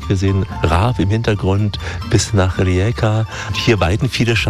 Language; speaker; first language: German; native; German